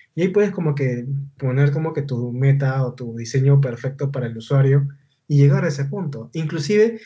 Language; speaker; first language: Spanish; native; Spanish